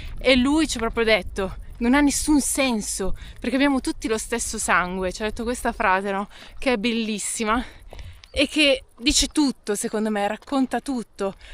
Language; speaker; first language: Italian; native; Italian